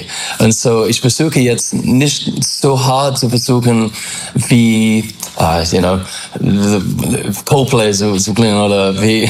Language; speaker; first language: German; non-native, learner; English